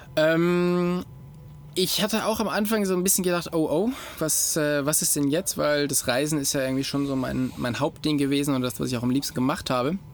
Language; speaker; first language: German; native; German